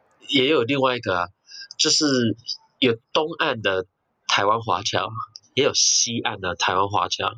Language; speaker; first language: Chinese; early bilingual, heritage; Chinese